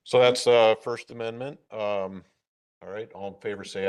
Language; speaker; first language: English; native; English